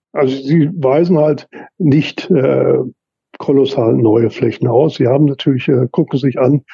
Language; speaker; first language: German; native; German